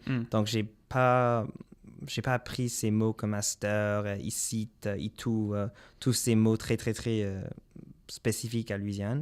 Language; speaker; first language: French; non-native, local second language; English